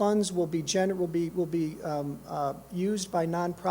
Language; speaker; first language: English; native; English